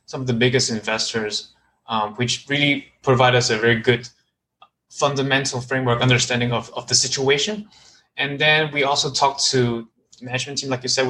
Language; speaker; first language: English; non-native, local second language; Cantonese